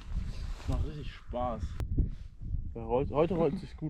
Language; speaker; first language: German; native; German